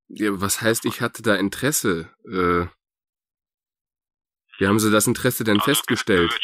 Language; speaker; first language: German; native; German